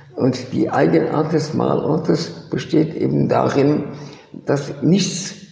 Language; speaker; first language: German; early bilingual, other home language; French